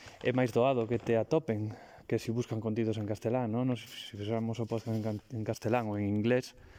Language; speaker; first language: Galician; native; Galician